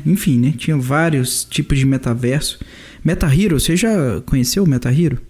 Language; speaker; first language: Portuguese; native; Portuguese